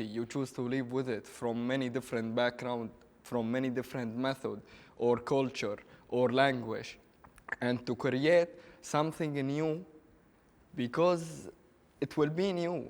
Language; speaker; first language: English; non-native, learner; Arabic